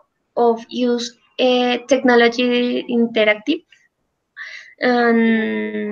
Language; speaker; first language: English; non-native, learner; Spanish